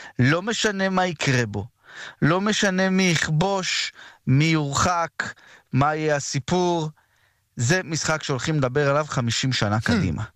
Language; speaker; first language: Hebrew; early bilingual, other home language; French